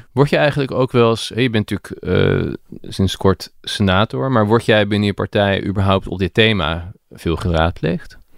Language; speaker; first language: Dutch; native; Dutch